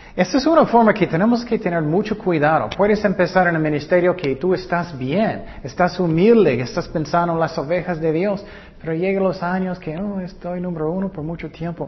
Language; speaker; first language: Spanish; non-native, learner; English